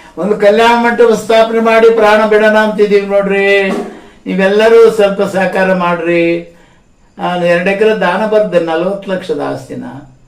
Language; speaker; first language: Kannada; native; Kannada